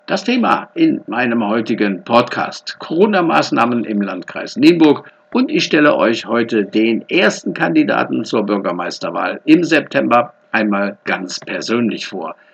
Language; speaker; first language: German; native; German